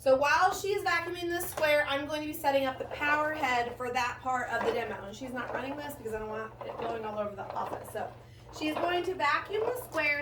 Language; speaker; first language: English; native; English